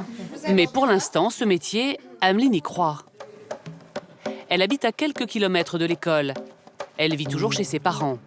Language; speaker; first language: French; native; French